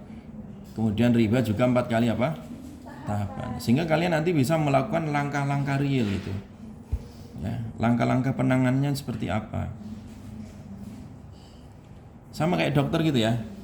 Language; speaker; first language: Indonesian; native; Indonesian